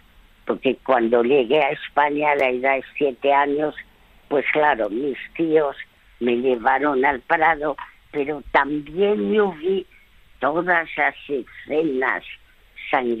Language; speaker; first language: Spanish; early bilingual, other home language; French